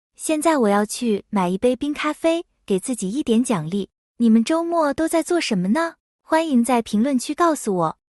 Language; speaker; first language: Chinese; non-native, fluent; Thai